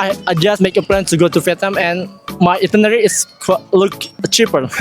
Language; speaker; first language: English; non-native, fluent; Indonesian